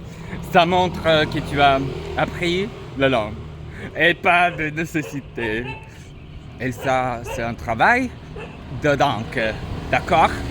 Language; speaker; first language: French; non-native, learner; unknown